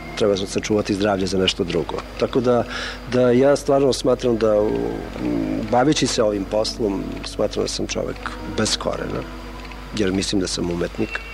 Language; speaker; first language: Serbian; non-native, local second language; Albanian